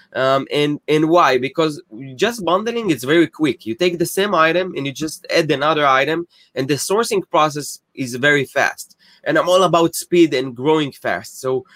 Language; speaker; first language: English; non-native, fluent; Hebrew